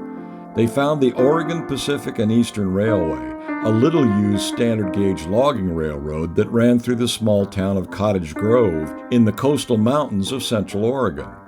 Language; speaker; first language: English; native; English